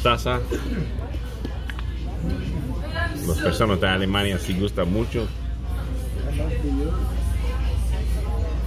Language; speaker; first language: Spanish; non-native, learner; English